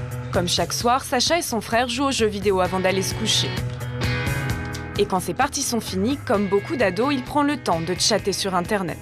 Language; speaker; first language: French; native; French